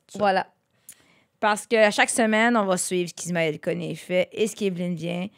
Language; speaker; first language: French; native; French